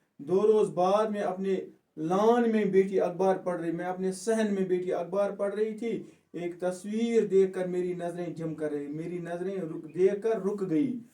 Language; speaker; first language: Urdu; non-native, local second language; Kashmiri